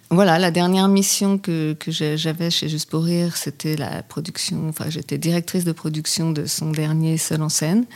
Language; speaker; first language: French; native; French